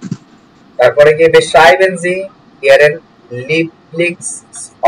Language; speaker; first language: German; non-native, learner; Bangla